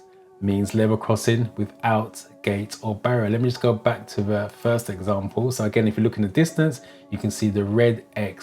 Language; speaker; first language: English; native; English